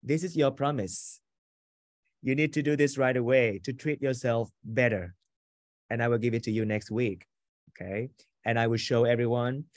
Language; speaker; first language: English; non-native, fluent; Vietnamese